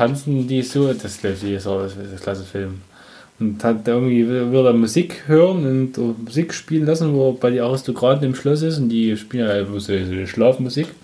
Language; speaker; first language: German; native; German